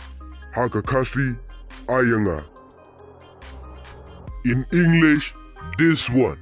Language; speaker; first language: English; non-native, local second language; Khasi